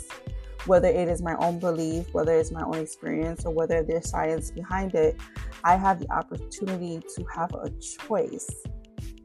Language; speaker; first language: English; early bilingual, other home language; Spanish